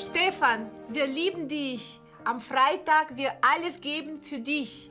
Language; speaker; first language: German; non-native, fluent; Russian